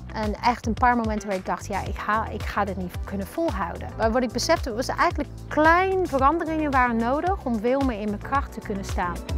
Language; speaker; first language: Dutch; non-native, fluent; English